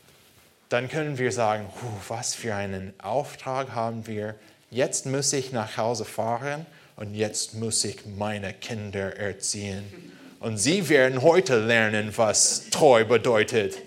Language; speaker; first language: German; non-native, fluent; English